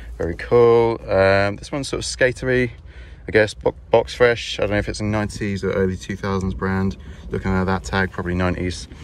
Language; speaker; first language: English; native; English